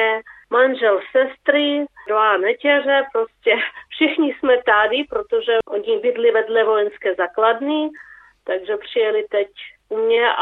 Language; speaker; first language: Czech; early bilingual, heritage; Czech